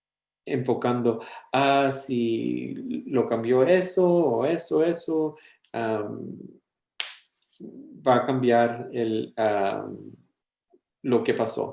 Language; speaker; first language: Spanish; early bilingual, heritage; English